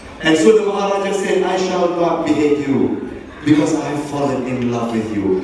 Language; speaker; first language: English; non-native, local second language; Malay